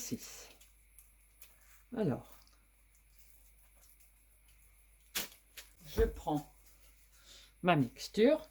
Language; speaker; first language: French; native; French